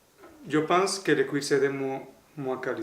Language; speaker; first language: French; non-native, fluent; Spanish